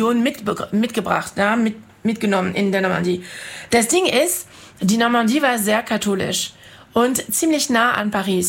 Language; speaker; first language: German; non-native, fluent; French